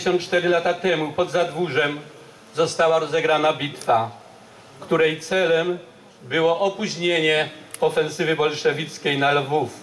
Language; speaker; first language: Polish; native; Polish